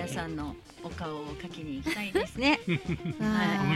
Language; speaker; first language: Japanese; native; Japanese